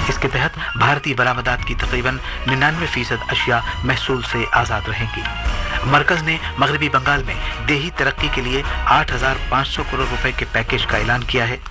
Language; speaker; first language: Urdu; native; Urdu